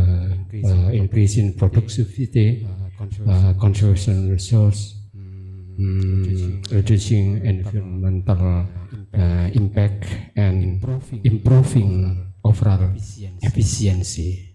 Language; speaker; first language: English; non-native, learner; Indonesian